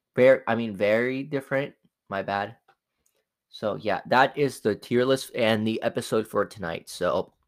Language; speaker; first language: English; non-native, fluent; Spanish